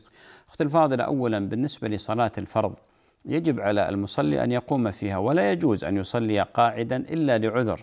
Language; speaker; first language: Arabic; native; Arabic